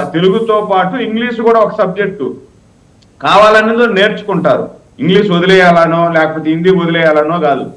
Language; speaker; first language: Telugu; native; Telugu